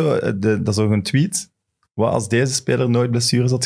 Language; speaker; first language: Dutch; native; Dutch